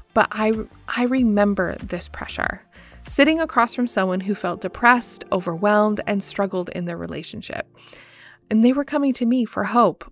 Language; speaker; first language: English; native; English